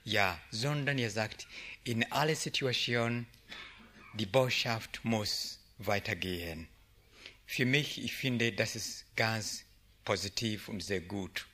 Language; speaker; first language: German; non-native, learner; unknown